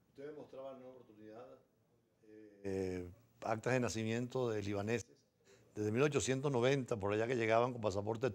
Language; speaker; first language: Spanish; native; Spanish